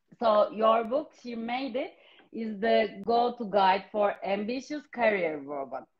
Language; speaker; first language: English; non-native, fluent; Turkish